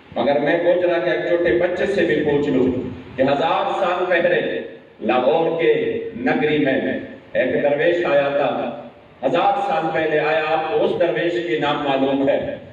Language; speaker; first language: Urdu; non-native, local second language; Pashto